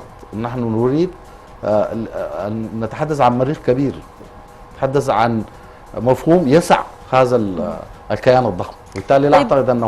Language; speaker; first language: Arabic; native; Arabic